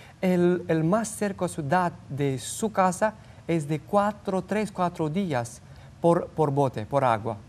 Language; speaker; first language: Spanish; non-native, fluent; Romanian